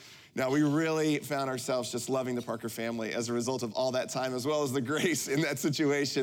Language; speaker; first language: English; native; English